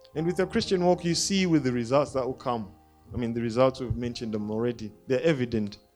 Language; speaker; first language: English; non-native, local second language; Shona